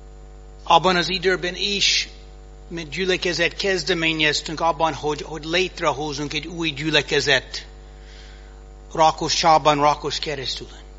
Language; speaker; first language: Hungarian; non-native, fluent; English